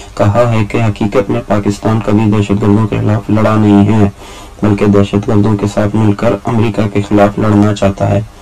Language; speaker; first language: Urdu; non-native, local second language; Baluchi